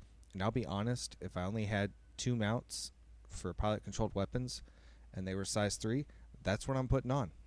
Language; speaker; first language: English; native; English